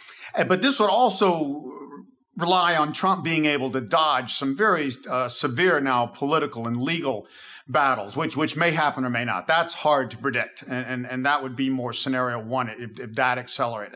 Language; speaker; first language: English; native; English